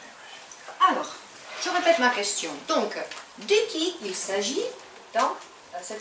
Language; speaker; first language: French; non-native, fluent; Ukrainian